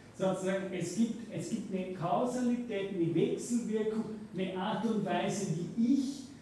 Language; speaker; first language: German; native; German